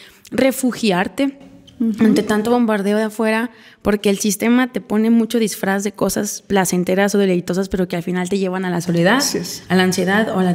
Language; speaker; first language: Spanish; native; Spanish